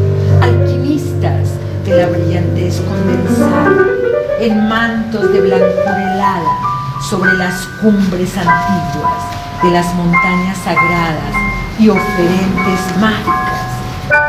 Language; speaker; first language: Spanish; native; Spanish